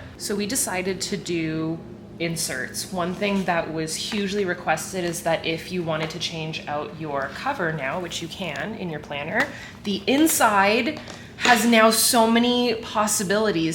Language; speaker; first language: English; native; English